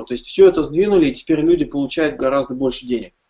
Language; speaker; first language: Russian; native; Russian